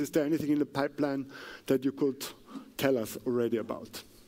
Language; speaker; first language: English; non-native, fluent; German